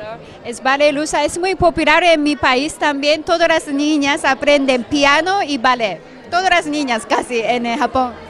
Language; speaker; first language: Spanish; non-native, learner; Japanese